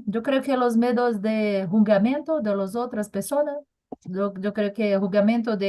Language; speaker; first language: Spanish; non-native, learner; Portuguese